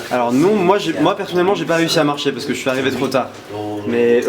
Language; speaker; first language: French; non-native, local second language; Gujarati